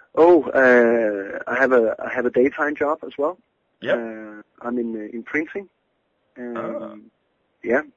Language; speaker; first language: English; non-native, fluent; Danish